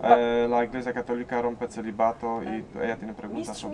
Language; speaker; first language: Spanish; non-native, learner; Polish